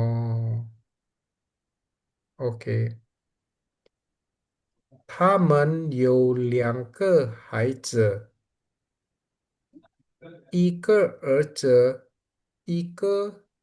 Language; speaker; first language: Chinese; non-native, learner; Indonesian